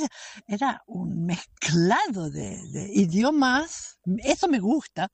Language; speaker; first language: Spanish; non-native, fluent; German